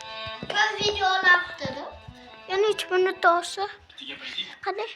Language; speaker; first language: Turkish; non-native, learner; Uzbek